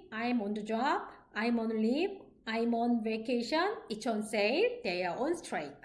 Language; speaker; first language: English; non-native, fluent; Korean